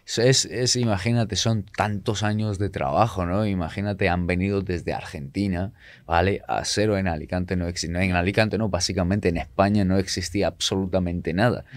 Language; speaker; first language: Spanish; non-native, fluent; Georgian